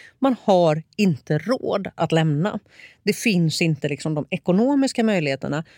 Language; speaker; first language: Swedish; native; Swedish